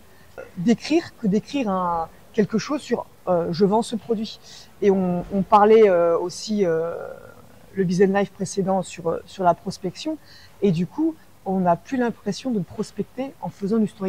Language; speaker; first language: French; native; French